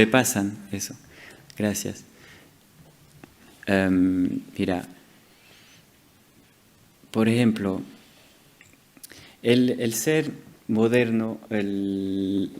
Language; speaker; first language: Spanish; non-native, fluent; French